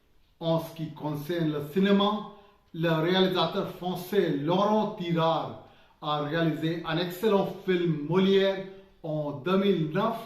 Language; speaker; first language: French; non-native, fluent; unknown